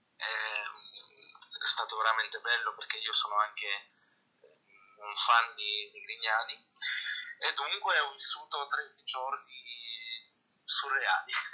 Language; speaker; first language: Italian; early bilingual, heritage; Italian